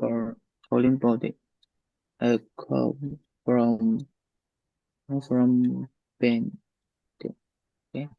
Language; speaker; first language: English; non-native, learner; Chinese